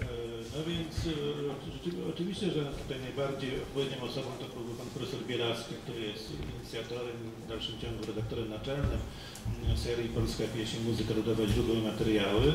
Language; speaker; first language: Polish; native; Polish